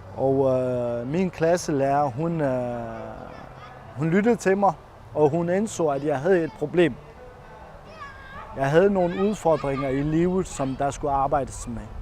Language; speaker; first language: Danish; non-native, fluent; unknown